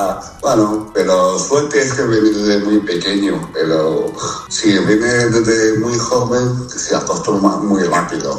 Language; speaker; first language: Spanish; non-native, fluent; Chinese